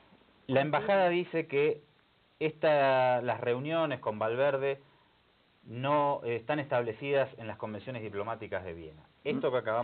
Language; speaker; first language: Spanish; native; Spanish